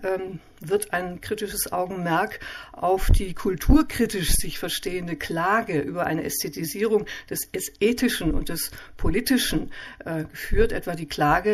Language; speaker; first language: German; native; German